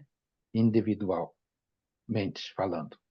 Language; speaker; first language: Portuguese; non-native, fluent; Japanese